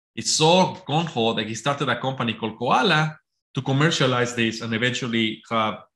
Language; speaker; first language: English; non-native, fluent; Spanish